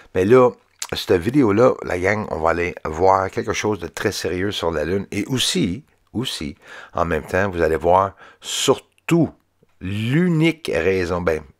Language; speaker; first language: French; native; French